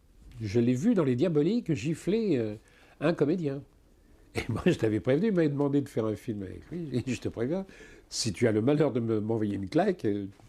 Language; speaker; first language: French; native; French